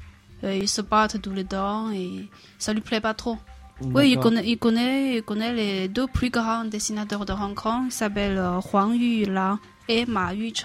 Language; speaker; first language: French; non-native, fluent; Chinese